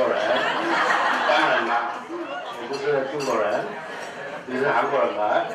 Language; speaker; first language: Chinese; non-native, fluent; Korean